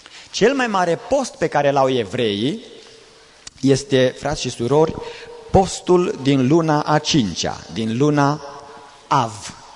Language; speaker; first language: Romanian; native; Romanian